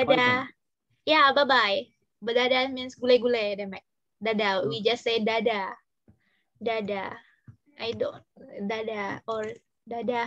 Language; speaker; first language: English; non-native, fluent; Indonesian